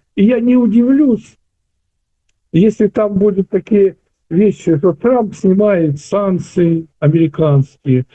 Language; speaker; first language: Russian; native; Russian